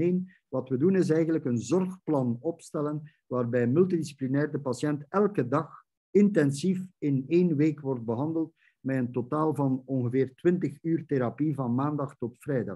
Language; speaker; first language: Dutch; native; Dutch